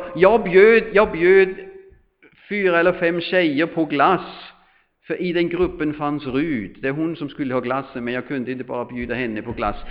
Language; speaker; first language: Swedish; non-native, fluent; German